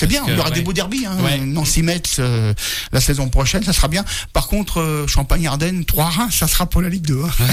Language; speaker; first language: French; native; French